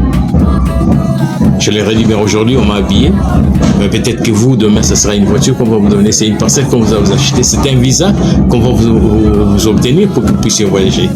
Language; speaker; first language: French; non-native, local second language; Luba-Lulua